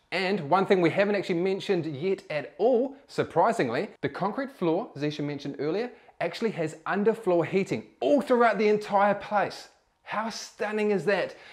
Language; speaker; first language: English; native; English